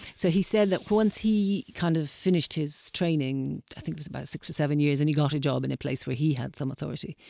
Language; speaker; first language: English; native; English